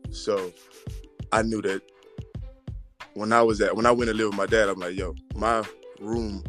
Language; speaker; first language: English; native; English